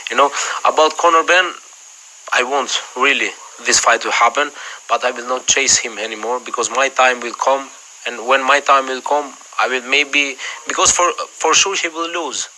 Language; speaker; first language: English; non-native, fluent; Albanian